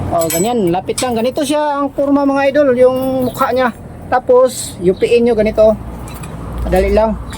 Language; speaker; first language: Filipino; non-native, local second language; Cebuano